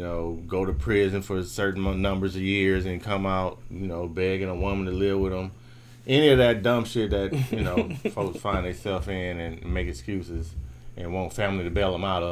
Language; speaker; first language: English; native; English